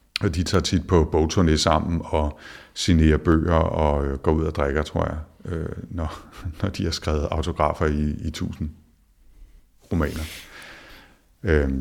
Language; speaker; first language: Danish; native; Danish